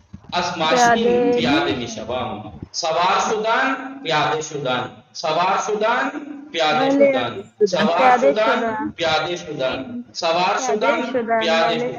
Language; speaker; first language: Persian; non-native, fluent; Urdu